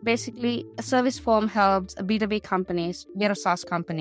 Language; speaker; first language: English; non-native, local second language; Sinhala